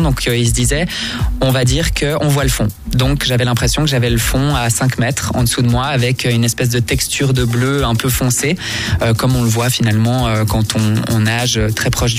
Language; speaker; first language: French; native; French